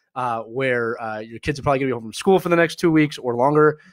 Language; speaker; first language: English; native; English